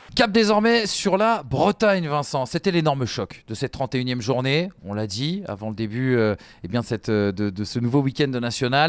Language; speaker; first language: French; native; French